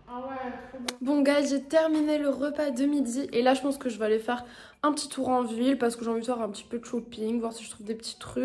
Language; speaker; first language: French; native; French